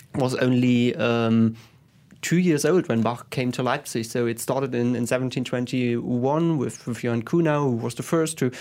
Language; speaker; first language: English; non-native, fluent; German